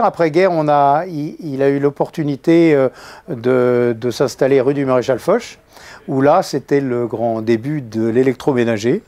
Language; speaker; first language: French; native; French